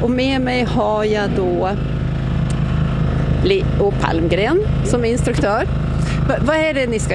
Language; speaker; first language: Swedish; native; Swedish